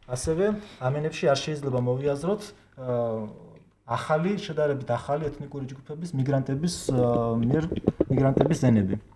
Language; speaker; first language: Georgian; non-native, local second language; Kurdish